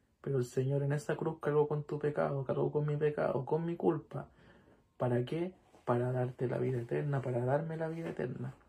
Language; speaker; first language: Spanish; native; Spanish